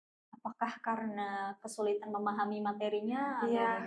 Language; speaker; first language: Indonesian; native; Indonesian